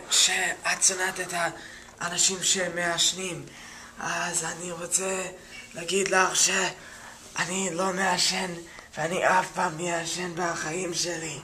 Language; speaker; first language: Hebrew; non-native, learner; English